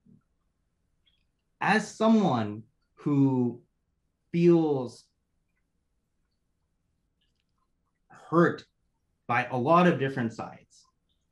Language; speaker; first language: English; native; English